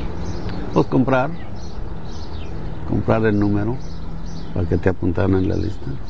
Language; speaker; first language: Spanish; native; Spanish